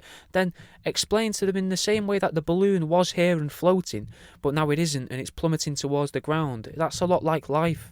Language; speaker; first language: English; native; English